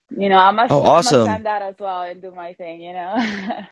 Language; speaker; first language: English; early bilingual, other home language; Spanish